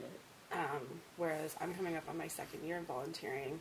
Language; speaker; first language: English; native; English